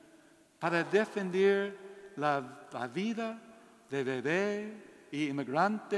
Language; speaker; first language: Spanish; non-native, learner; English